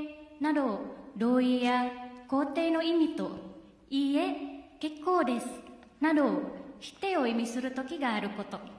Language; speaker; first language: Japanese; non-native, fluent; Indonesian